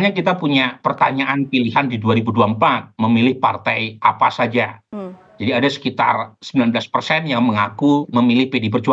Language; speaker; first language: Indonesian; native; Indonesian